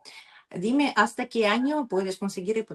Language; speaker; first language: Spanish; non-native, learner; Russian